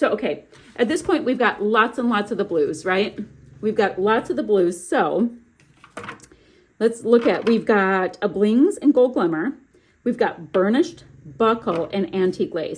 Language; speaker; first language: English; native; English